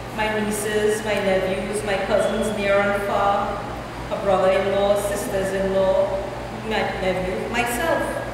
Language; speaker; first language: English; native; English